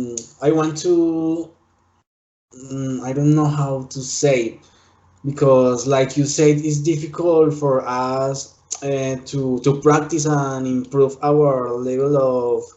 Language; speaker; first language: English; non-native, learner; Spanish